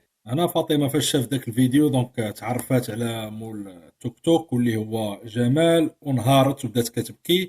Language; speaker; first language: Arabic; native; Arabic